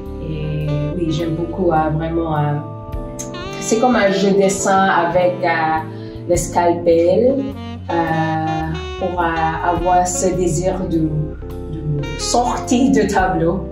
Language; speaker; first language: French; non-native, fluent; Filipino